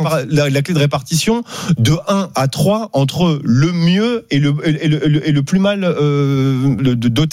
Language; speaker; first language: French; native; French